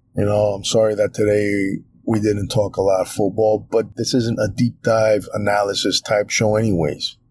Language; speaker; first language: English; early bilingual, other home language; Greek